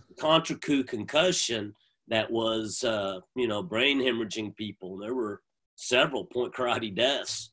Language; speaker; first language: English; native; English